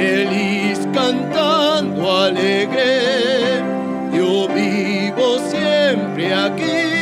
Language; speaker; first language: Spanish; native; Spanish